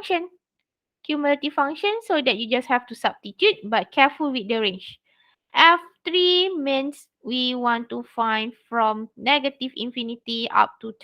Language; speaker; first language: English; non-native, local second language; Malay